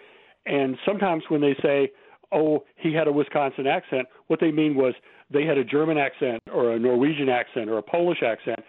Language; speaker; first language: English; native; English